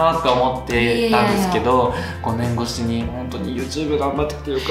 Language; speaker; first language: Japanese; early bilingual, other home language; Korean